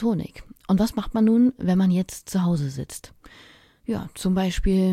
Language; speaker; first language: German; native; German